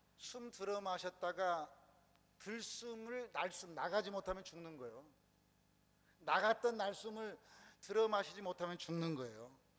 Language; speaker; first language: Korean; native; Korean